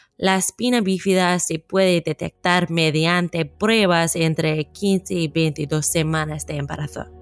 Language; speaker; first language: Spanish; non-native, fluent; English